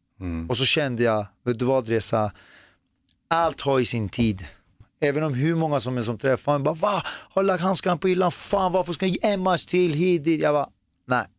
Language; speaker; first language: Swedish; early bilingual, other home language; Persian